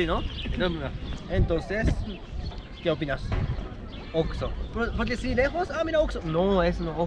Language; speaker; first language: Spanish; non-native, learner; Japanese